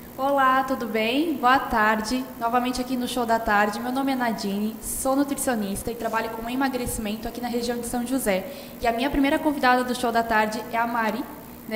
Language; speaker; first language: Portuguese; native; Portuguese